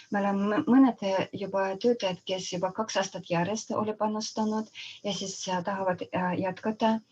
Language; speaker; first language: Estonian; non-native, local second language; Russian